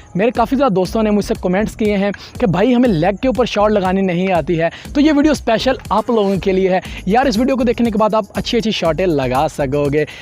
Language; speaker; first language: Urdu; non-native, local second language; Punjabi